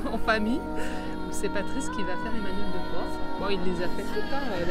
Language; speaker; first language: French; native; French